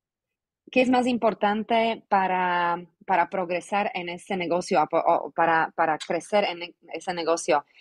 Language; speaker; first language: Spanish; non-native, fluent; Slovak